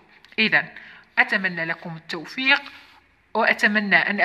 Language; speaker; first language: Arabic; native; Arabic